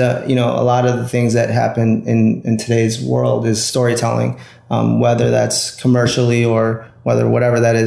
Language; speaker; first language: English; native; English